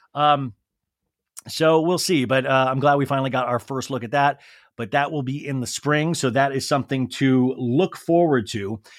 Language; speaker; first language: English; native; English